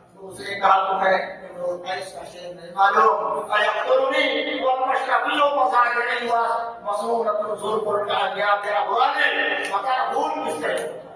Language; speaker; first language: Urdu; native; Urdu